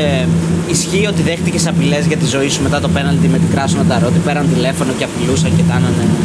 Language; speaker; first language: Greek; native; Greek